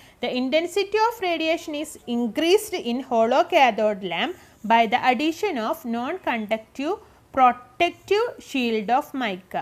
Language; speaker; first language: English; non-native, local second language; Malayalam